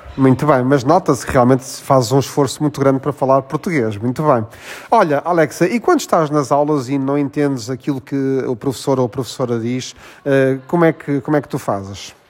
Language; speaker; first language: Portuguese; native; Portuguese